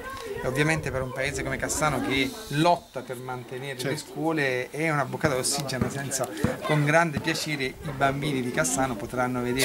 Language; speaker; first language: Italian; native; Italian